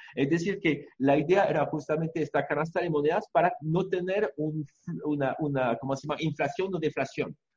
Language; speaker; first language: Spanish; non-native, fluent; French